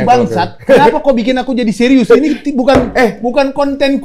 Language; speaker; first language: Indonesian; native; Indonesian